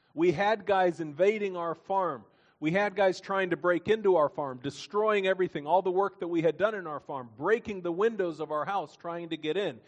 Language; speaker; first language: English; native; English